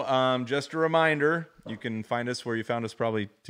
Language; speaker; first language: English; native; English